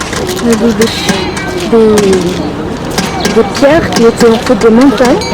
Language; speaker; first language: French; non-native, local second language; Arabic